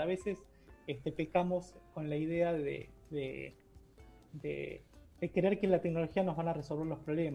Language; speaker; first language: Spanish; native; Spanish